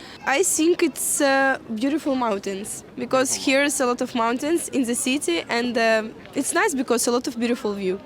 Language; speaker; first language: English; non-native, learner; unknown